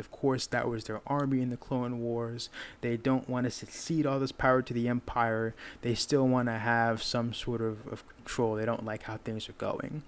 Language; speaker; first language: English; native; English